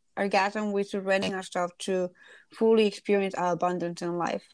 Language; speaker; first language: English; non-native, fluent; Spanish